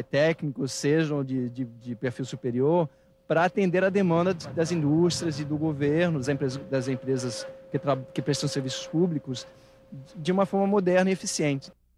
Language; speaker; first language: Portuguese; non-native, fluent; French